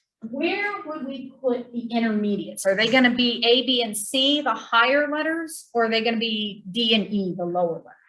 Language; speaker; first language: English; native; English